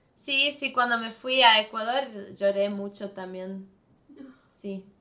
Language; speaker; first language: Spanish; non-native, fluent; Swiss German